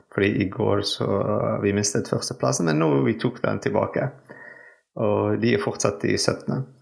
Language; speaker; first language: Norwegian; non-native, fluent; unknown